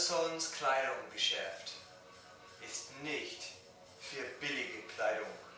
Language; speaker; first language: German; non-native, learner; English